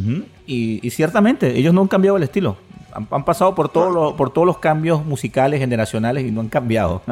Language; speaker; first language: Spanish; native; Spanish